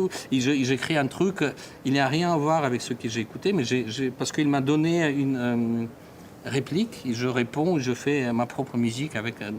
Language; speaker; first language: French; non-native, fluent; Russian